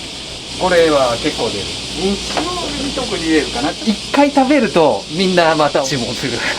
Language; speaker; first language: Japanese; native; Japanese